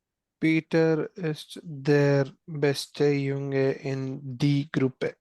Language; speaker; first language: German; non-native, learner; Malayalam